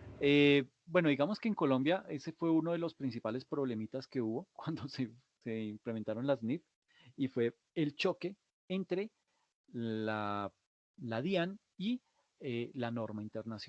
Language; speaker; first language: Spanish; native; Spanish